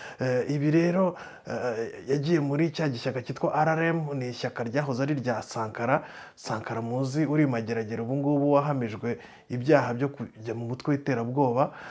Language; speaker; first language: Kinyarwanda; native; Kinyarwanda